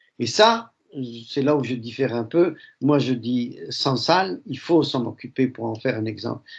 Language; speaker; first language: French; early bilingual, other home language; Arabic